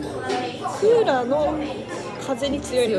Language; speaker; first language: Japanese; native; Japanese